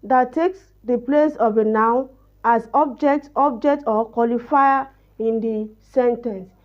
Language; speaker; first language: English; non-native, local second language; Yoruba